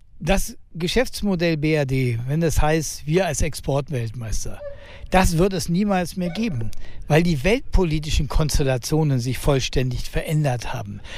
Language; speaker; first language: German; native; German